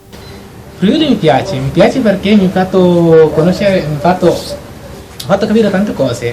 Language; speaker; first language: Italian; non-native, fluent; Arabic